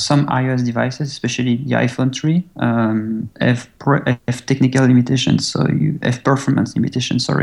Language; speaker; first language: English; non-native, fluent; French